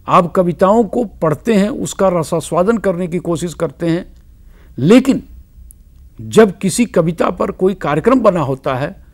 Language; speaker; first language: Hindi; native; Hindi